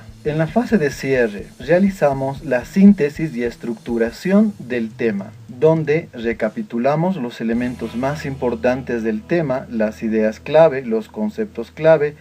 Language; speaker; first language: Spanish; native; Spanish